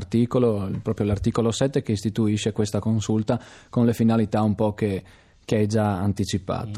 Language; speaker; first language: Italian; native; Italian